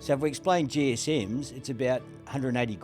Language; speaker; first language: English; native; English